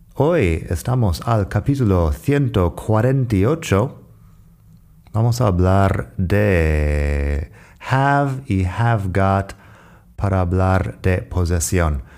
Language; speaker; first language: Spanish; non-native, fluent; English